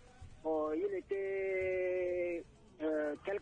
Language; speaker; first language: French; non-native, learner; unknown